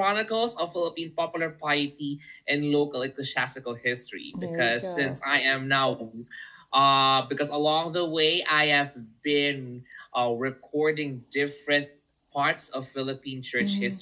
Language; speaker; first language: English; non-native, local second language; Filipino